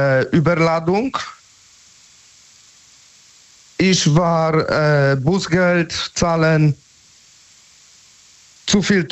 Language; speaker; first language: German; non-native, learner; Polish